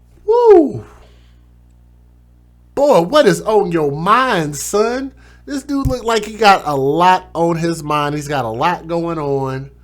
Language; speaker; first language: English; native; English